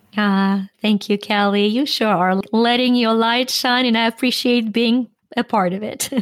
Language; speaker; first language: English; non-native, fluent; Ukrainian